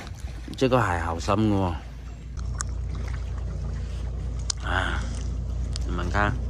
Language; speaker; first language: Chinese; non-native, local second language; Cantonese